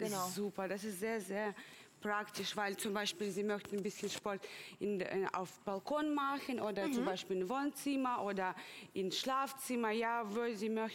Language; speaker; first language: German; non-native, fluent; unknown